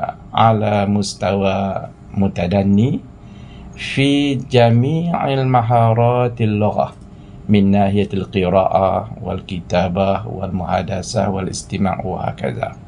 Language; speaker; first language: Arabic; non-native, fluent; Malay